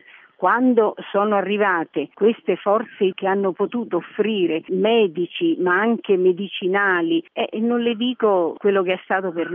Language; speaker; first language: Italian; native; Italian